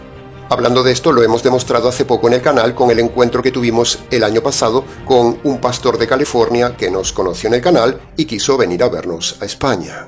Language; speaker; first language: Spanish; native; Spanish